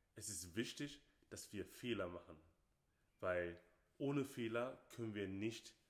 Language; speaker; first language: German; non-native, fluent; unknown